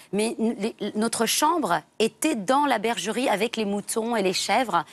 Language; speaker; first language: French; non-native, fluent; English